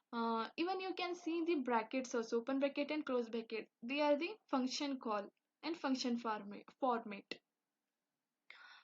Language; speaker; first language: English; non-native, local second language; Hindi